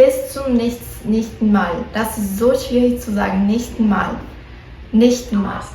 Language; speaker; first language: German; non-native, learner; Portuguese